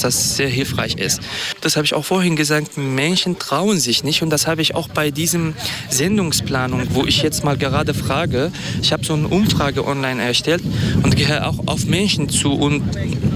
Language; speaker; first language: German; non-native, fluent; Kurdish